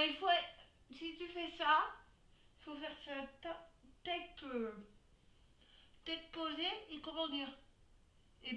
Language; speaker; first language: French; native; French